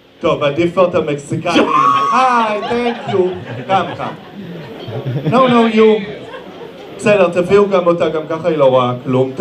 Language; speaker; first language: Hebrew; native; Hebrew